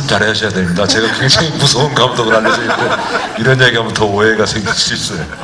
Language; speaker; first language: Korean; native; Korean